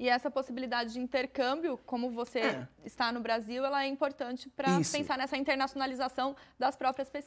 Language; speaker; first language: Portuguese; native; Portuguese